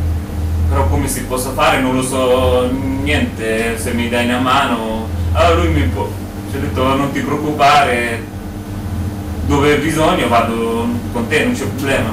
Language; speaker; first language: Italian; non-native, learner; Bangla